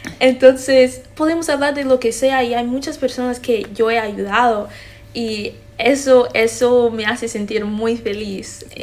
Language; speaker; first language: Spanish; non-native, fluent; English